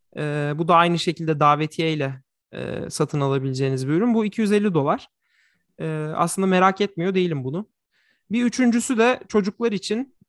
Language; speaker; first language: Turkish; native; Turkish